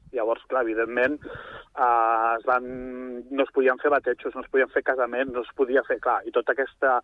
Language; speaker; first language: Catalan; native; Catalan